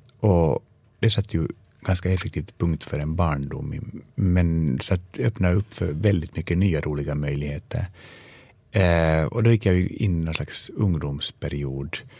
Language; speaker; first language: Swedish; native; Swedish